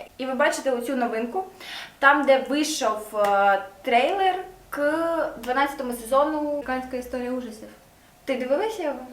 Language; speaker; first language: Ukrainian; non-native, local second language; Russian